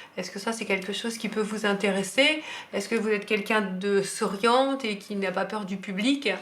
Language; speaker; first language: French; native; French